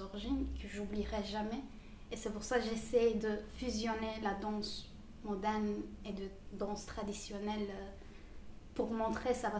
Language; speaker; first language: French; early bilingual, other home language; Turkish